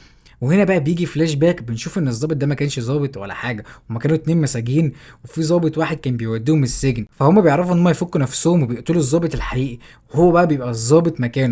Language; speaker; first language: Arabic; native; Arabic